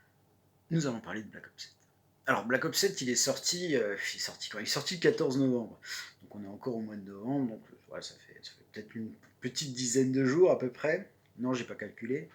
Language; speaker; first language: French; native; French